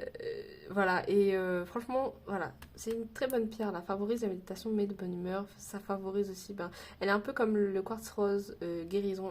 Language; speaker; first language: French; native; French